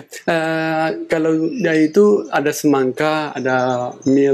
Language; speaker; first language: Indonesian; non-native, fluent; Pashto